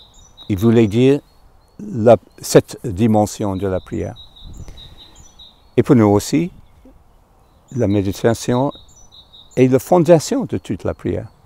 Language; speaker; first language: French; non-native, fluent; English